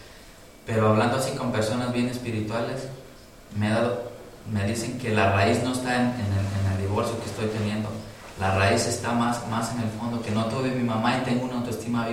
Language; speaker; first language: Spanish; native; Spanish